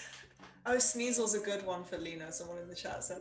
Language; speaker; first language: English; native; English